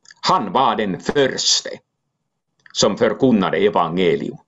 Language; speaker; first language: Swedish; non-native, local second language; Finnish